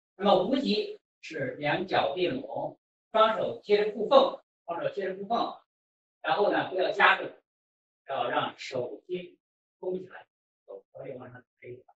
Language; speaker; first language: Chinese; native; Chinese